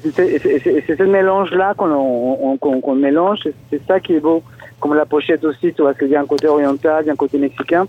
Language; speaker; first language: French; non-native, fluent; Spanish